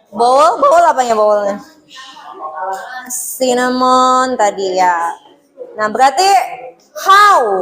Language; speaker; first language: Indonesian; native; Indonesian